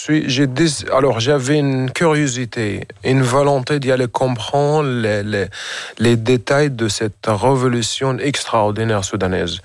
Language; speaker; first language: French; non-native, fluent; Arabic